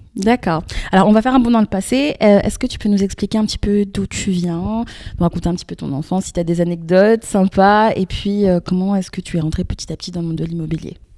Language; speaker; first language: French; native; French